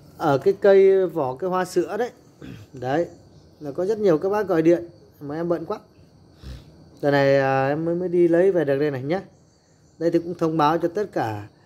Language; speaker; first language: Vietnamese; non-native, local second language; Muong